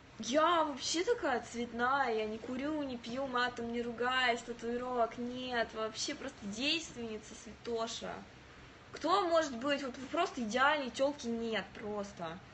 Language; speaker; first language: Russian; native; Russian